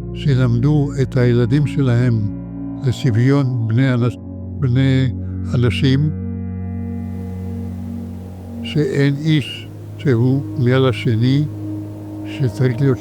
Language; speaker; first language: Hebrew; non-native, fluent; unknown